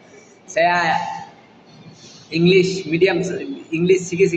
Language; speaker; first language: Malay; non-native, learner; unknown